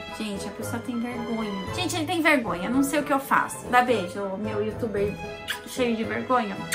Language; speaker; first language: Portuguese; native; Portuguese